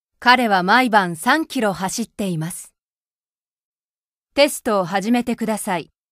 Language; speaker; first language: Japanese; native; Japanese